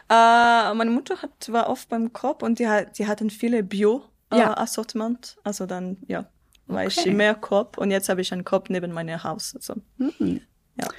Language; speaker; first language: German; non-native, local second language; French